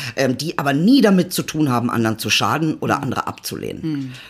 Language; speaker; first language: German; native; German